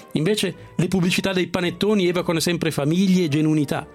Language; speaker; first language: Italian; native; Italian